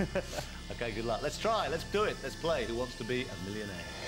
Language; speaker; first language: English; native; English